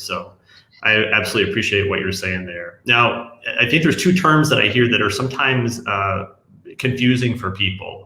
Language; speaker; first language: English; native; English